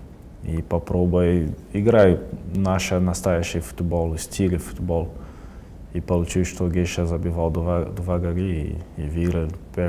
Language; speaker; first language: Russian; non-native, learner; Portuguese